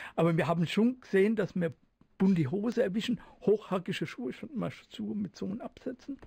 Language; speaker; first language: German; native; German